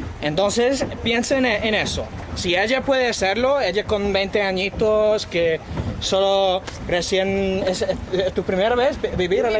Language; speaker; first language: Spanish; non-native, fluent; English